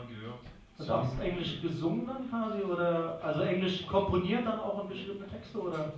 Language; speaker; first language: German; native; German